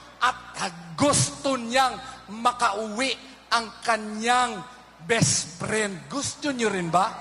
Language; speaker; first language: Filipino; non-native, local second language; Cebuano